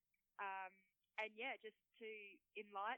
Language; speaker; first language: English; native; English